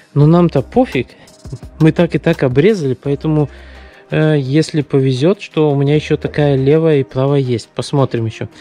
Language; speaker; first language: Russian; early bilingual, heritage; Russian